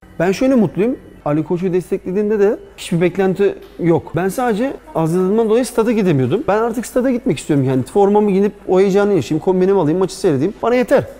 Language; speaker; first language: Turkish; early bilingual, heritage; Turkish